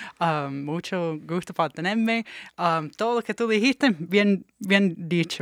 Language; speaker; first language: Spanish; early bilingual, heritage; English